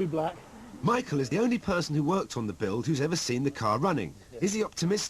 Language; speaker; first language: English; native; English